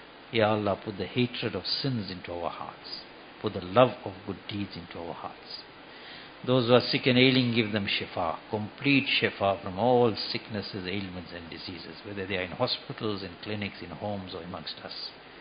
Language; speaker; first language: English; native; English